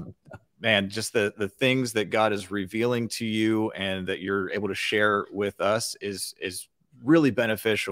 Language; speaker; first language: English; native; English